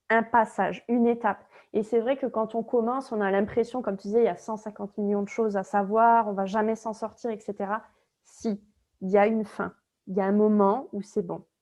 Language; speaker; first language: French; native; French